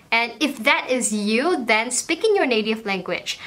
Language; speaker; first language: English; native; English